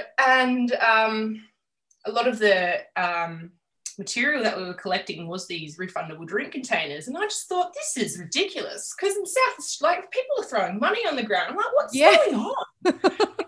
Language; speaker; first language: English; native; English